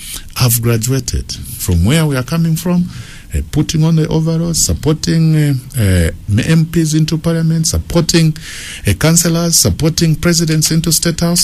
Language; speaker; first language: English; non-native, local second language; Bemba